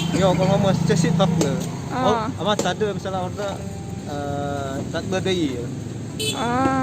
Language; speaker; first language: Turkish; non-native, learner; Indonesian